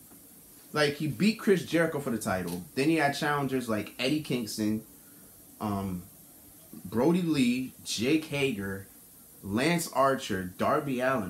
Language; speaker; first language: English; native; English